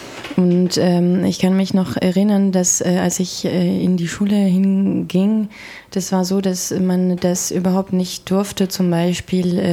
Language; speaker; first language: German; non-native, fluent; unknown